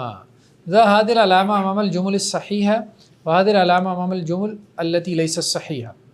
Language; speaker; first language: Arabic; non-native, fluent; Urdu